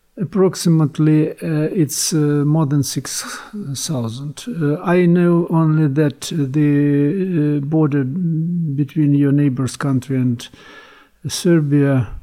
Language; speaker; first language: English; non-native, learner; Ukrainian